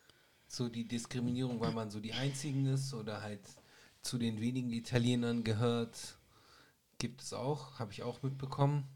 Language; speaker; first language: German; native; German